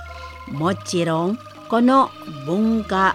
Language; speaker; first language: Japanese; non-native, fluent; Indonesian